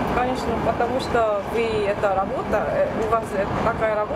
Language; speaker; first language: Russian; non-native, learner; Korean